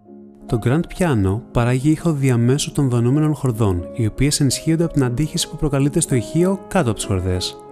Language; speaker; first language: Greek; native; Greek